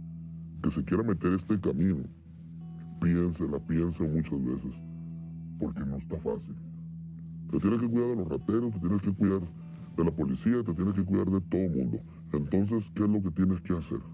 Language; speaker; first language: Spanish; native; Spanish